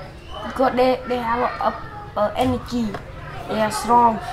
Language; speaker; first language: English; non-native, learner; Khmer